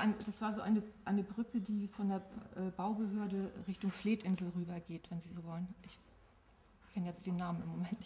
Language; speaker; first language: German; native; German